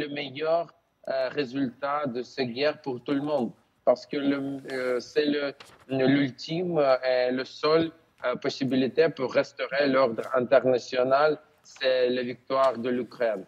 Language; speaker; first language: French; non-native, learner; Ukrainian